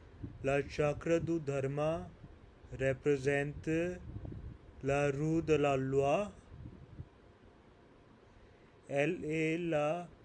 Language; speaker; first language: French; non-native, learner; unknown